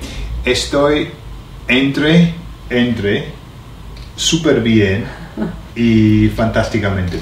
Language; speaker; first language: Spanish; non-native, learner; English